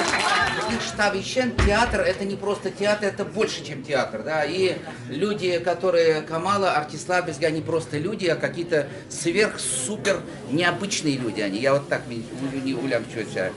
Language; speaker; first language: Russian; non-native, local second language; Tatar